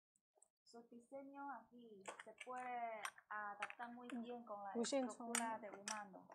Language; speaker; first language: Spanish; non-native, learner; Chinese